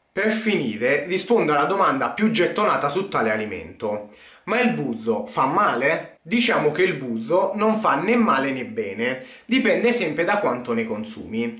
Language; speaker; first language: Italian; native; Italian